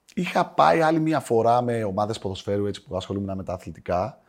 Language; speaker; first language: Greek; native; Greek